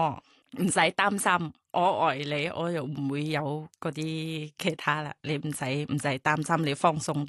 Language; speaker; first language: Cantonese; non-native, learner; Thai